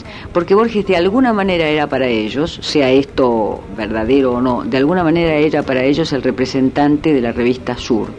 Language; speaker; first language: Spanish; native; Spanish